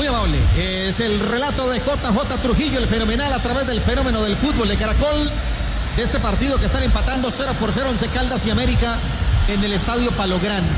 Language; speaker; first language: Spanish; native; Spanish